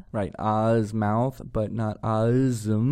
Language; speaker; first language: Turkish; non-native, fluent; English